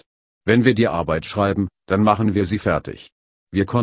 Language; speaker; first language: German; non-native, learner; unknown